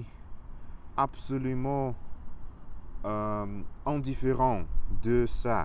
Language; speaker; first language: French; non-native, learner; Russian